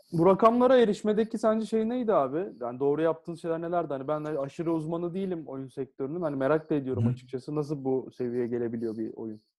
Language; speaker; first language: Turkish; native; Turkish